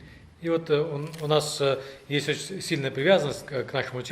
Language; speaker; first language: Russian; native; Russian